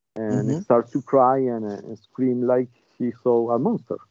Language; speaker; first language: English; non-native, learner; Spanish